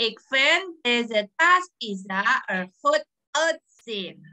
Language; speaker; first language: Dutch; non-native, learner; Indonesian